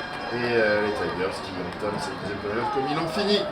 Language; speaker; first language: French; native; French